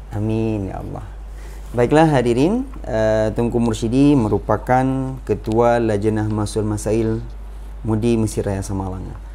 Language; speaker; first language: Malay; non-native, local second language; Achinese